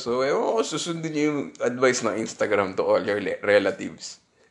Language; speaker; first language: English; non-native, local second language; Filipino